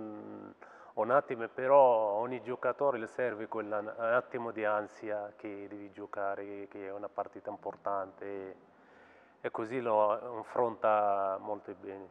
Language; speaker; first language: Italian; non-native, fluent; Arabic